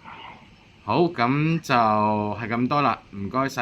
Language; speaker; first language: Cantonese; native; Cantonese